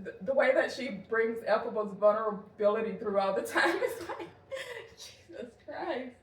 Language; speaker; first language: English; native; English